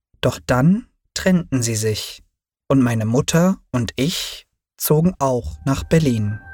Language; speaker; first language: German; early bilingual, other home language; Turkish